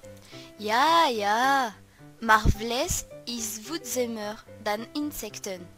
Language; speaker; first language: Dutch; non-native, learner; French